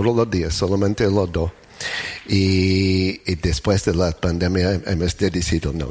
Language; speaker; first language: Spanish; non-native, learner; English